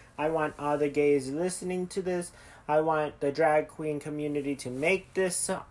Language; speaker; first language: English; early bilingual, other home language; Spanish